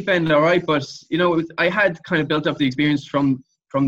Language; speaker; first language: English; native; English